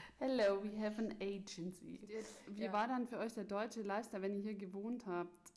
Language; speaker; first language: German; native; German